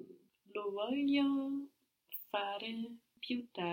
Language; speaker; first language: Italian; non-native, learner; English